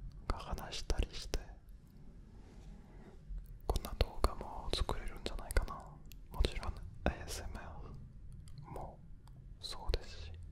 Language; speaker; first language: Japanese; non-native, fluent; French